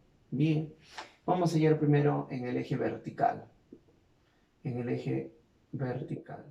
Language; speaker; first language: Spanish; native; Spanish